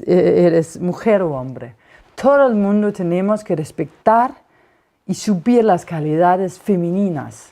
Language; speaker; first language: Spanish; non-native, fluent; Danish